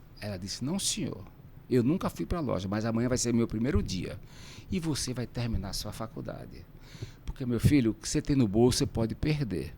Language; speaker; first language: Portuguese; native; Portuguese